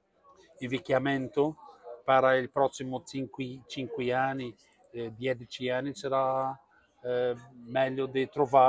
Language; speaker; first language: Italian; non-native, learner; Portuguese